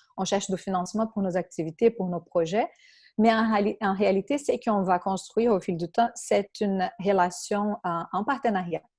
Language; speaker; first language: French; non-native, fluent; Portuguese